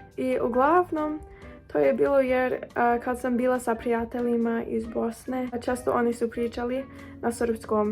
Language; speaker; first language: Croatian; non-native, learner; English